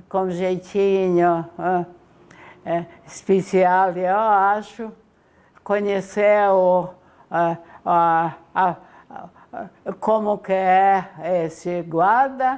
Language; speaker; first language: Portuguese; non-native, fluent; Ukrainian